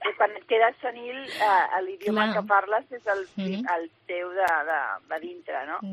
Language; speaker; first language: Catalan; early bilingual, heritage; English